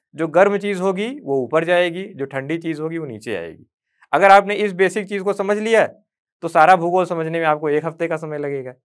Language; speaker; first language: Hindi; native; Hindi